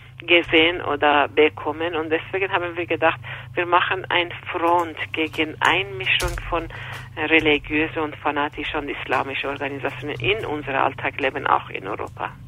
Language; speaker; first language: German; non-native, fluent; Persian